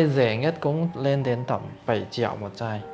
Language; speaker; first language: Vietnamese; non-native, fluent; Chinese